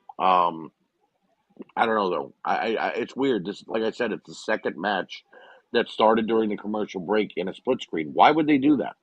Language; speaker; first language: English; native; English